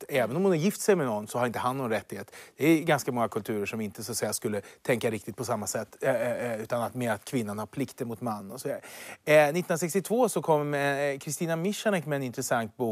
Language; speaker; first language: Swedish; native; Swedish